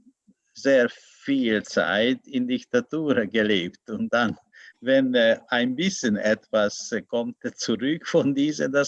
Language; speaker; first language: German; non-native, learner; Hungarian